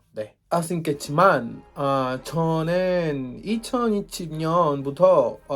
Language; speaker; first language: Korean; non-native, learner; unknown